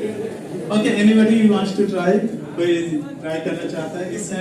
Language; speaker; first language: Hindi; native; Hindi